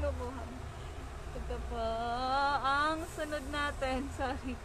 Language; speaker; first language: Filipino; native; Filipino